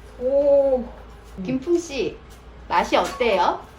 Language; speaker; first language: Korean; non-native, learner; Vietnamese